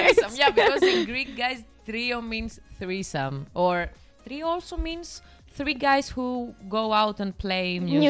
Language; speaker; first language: English; non-native, fluent; Greek